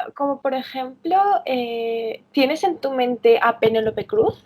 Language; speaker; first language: Spanish; early bilingual, other home language; Romanian